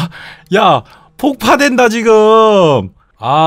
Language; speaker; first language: Korean; native; Korean